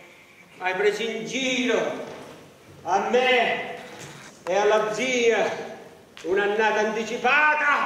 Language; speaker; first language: Italian; native; Italian